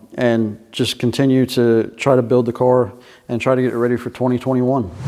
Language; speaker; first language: English; native; English